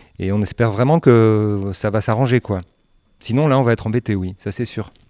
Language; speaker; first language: French; native; French